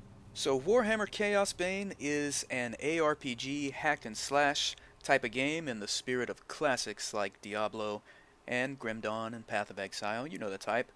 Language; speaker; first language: English; native; English